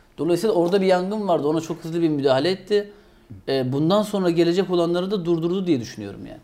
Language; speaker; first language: Turkish; native; Turkish